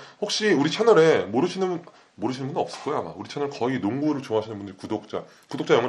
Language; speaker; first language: Korean; native; Korean